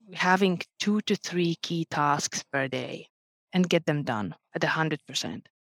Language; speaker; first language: English; non-native, fluent; Lithuanian